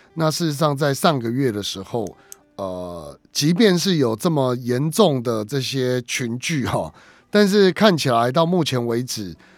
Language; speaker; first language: Chinese; native; Chinese